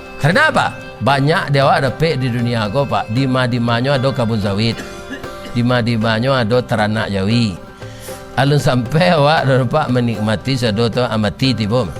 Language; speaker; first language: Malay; non-native, local second language; Minangkabau